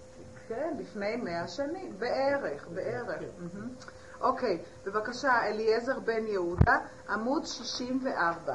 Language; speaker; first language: Hebrew; non-native, fluent; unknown